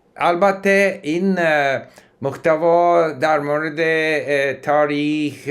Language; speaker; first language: Persian; non-native, learner; English